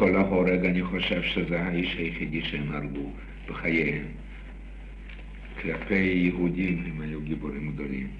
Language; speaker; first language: Hebrew; non-native, fluent; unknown